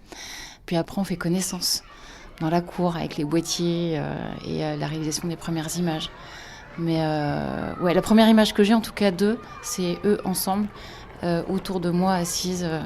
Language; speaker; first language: French; native; French